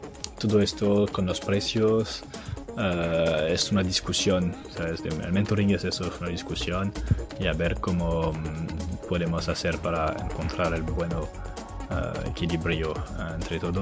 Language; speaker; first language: Spanish; non-native, learner; French